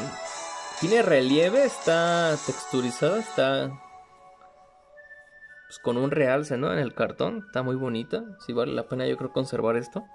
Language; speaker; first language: Spanish; native; Spanish